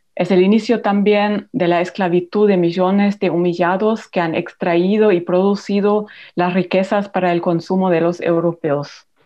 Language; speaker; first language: Spanish; non-native, fluent; German